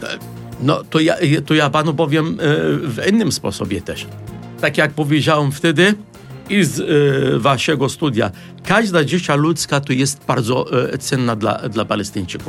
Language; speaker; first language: Polish; non-native, fluent; Arabic